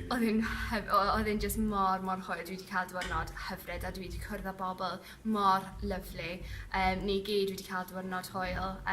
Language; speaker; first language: Welsh; non-native, local second language; English